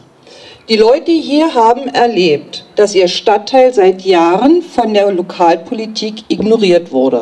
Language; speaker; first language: German; native; German